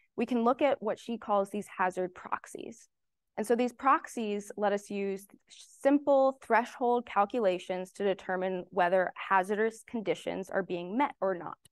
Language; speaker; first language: English; native; English